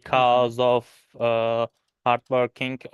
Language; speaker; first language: English; non-native, learner; Turkish